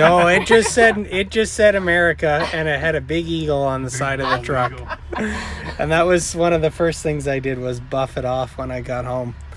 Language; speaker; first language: English; native; English